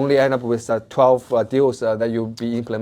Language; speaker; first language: English; non-native, fluent; Chinese